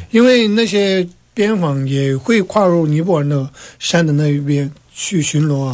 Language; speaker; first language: Chinese; non-native, local second language; Tibetan